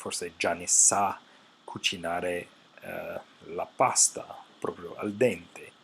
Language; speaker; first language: Italian; non-native, fluent; English